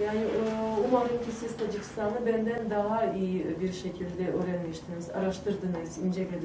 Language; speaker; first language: Turkish; non-native, fluent; Tajik